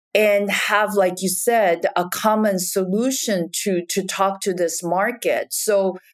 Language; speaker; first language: English; non-native, fluent; Japanese